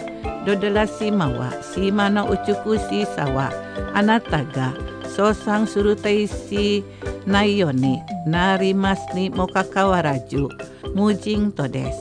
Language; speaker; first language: Japanese; non-native, fluent; Indonesian